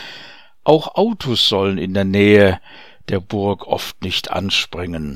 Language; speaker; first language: German; native; German